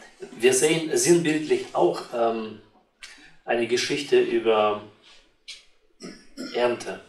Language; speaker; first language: German; non-native, fluent; Russian